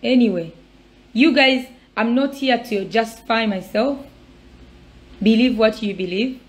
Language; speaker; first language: English; non-native, local second language; Swahili